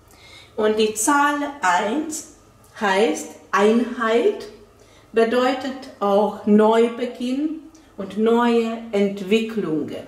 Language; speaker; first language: German; non-native, fluent; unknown